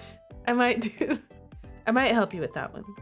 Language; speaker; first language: English; native; English